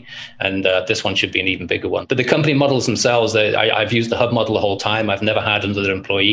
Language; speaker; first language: English; native; English